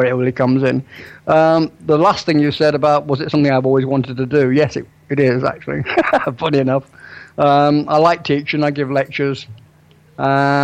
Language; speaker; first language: English; native; English